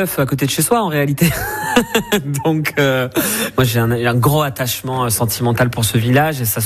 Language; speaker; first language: French; native; French